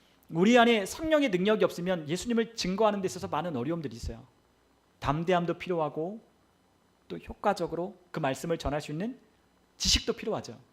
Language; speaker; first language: Korean; native; Korean